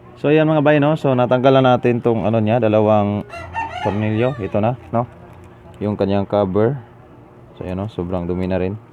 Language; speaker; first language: Filipino; non-native, local second language; Cebuano